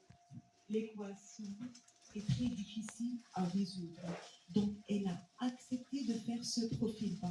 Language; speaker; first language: French; non-native, local second language; Arabic